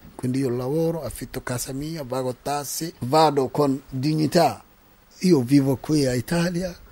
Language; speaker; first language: Italian; non-native, learner; Arabic